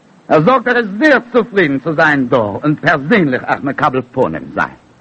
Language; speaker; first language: German; non-native, learner; English